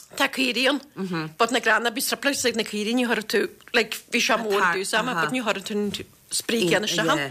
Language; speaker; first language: Irish; native; Irish